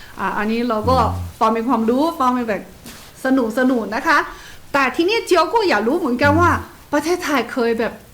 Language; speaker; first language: Thai; non-native, fluent; Chinese